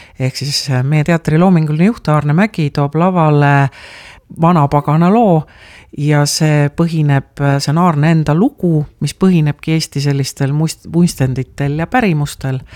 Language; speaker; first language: Estonian; native; Estonian